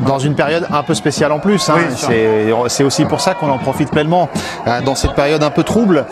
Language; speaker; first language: French; native; French